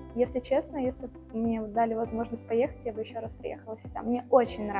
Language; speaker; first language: Russian; native; Russian